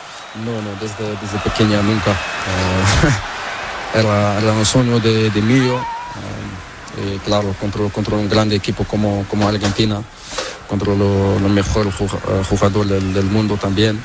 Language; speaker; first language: Spanish; non-native, learner; Portuguese